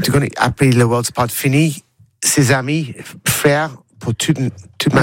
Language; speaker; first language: French; non-native, learner; English